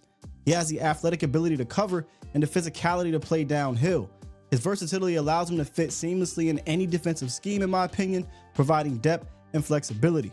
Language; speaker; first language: English; native; English